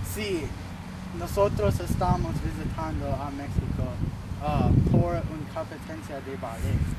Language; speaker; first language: Spanish; non-native, learner; English